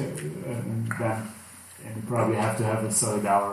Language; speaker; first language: English; non-native, fluent; Hebrew